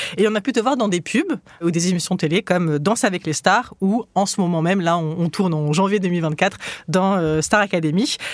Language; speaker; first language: French; early bilingual, other home language; Arabic